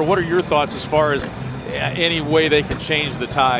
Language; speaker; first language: English; native; English